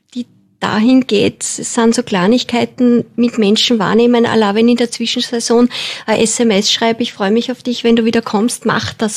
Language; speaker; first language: German; native; German